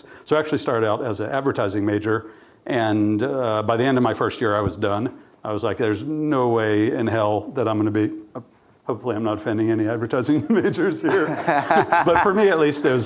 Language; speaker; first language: English; native; English